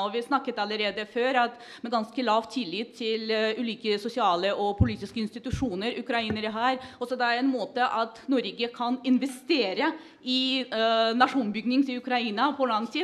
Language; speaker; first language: Norwegian; non-native, fluent; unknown